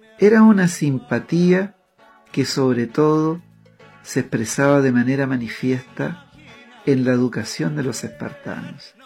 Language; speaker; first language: Spanish; native; Spanish